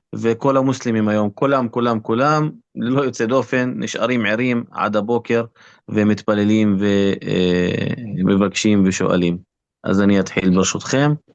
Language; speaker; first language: Hebrew; non-native, local second language; Arabic